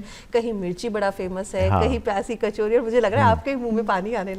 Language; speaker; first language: Hindi; native; Hindi